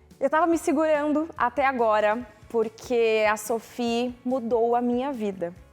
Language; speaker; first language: Portuguese; native; Portuguese